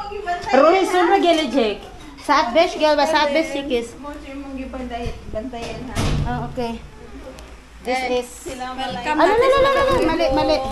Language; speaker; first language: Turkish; non-native, learner; Filipino